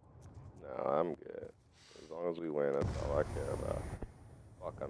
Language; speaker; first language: English; native; English